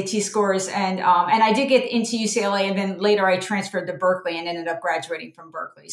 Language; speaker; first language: English; native; English